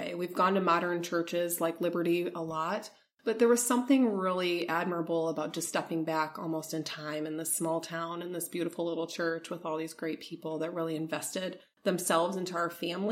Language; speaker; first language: English; native; English